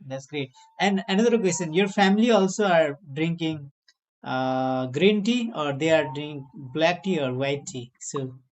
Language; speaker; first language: English; non-native, learner; Nepali